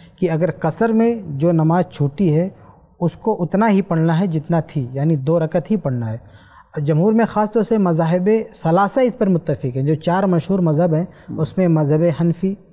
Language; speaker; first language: Urdu; native; Urdu